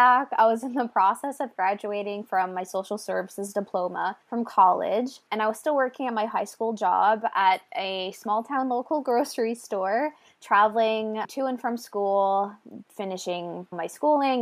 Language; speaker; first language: English; native; English